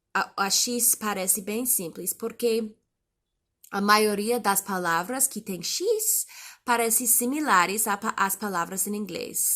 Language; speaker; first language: Portuguese; non-native, learner; English